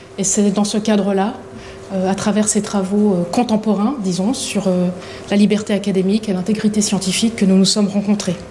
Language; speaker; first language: French; native; French